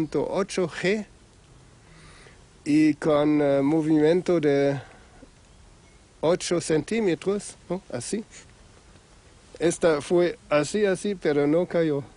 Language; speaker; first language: Spanish; non-native, fluent; German